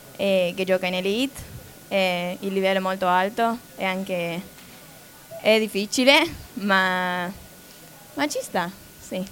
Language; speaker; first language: Italian; non-native, fluent; Spanish